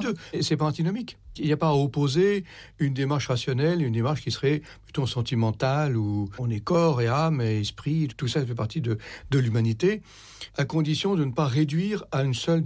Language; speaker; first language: French; native; French